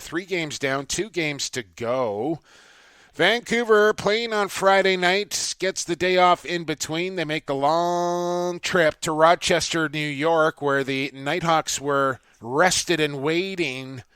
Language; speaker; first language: English; native; English